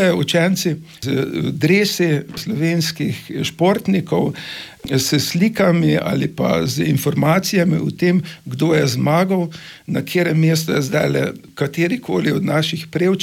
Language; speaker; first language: Slovenian; native; Slovenian